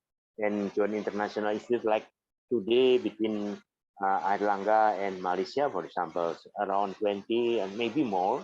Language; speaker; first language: English; non-native, fluent; Indonesian